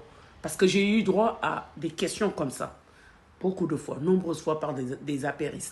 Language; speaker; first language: French; non-native, local second language; Wolof